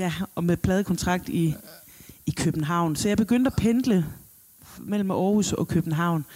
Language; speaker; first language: Danish; native; Danish